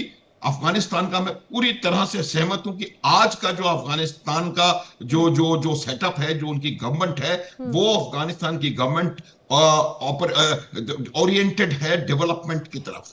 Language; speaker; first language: Hindi; native; Hindi